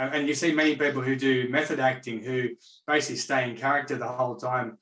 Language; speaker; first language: English; native; English